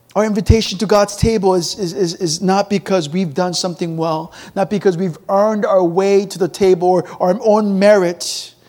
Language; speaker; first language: English; early bilingual, other home language; Korean